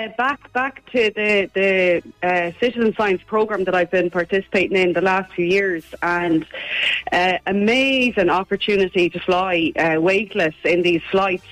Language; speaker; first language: English; native; English